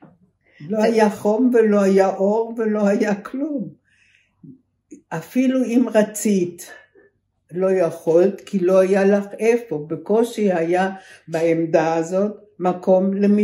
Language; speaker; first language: Hebrew; early bilingual, other home language; German